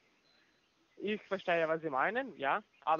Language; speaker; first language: German; non-native, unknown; Russian